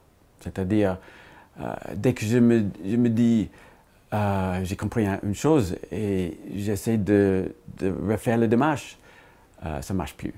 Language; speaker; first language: French; non-native, fluent; English